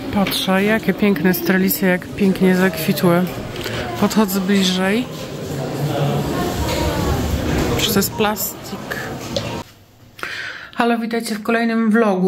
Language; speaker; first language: Polish; native; Polish